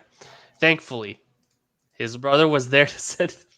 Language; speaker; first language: English; native; English